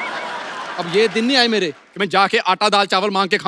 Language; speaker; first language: Hindi; native; Hindi